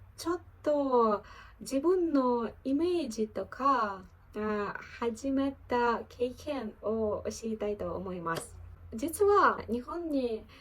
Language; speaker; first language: Japanese; non-native, learner; Ukrainian